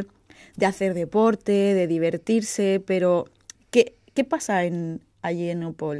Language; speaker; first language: Spanish; native; Spanish